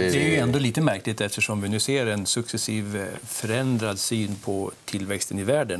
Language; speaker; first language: Swedish; native; Swedish